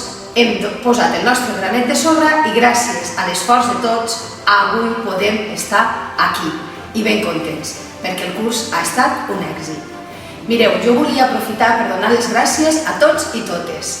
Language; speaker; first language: Catalan; native; Catalan